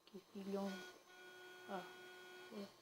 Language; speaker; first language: French; native; French